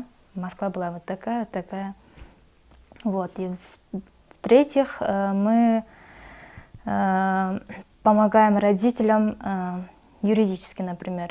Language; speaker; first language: Russian; non-native, local second language; Kyrgyz